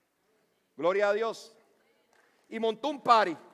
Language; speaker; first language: Spanish; native; Spanish